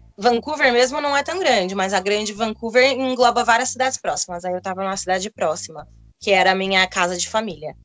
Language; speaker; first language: Portuguese; native; Portuguese